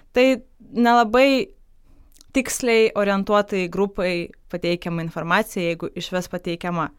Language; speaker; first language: Lithuanian; non-native, local second language; Polish